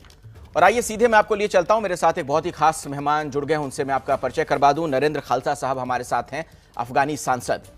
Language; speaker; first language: Hindi; native; Hindi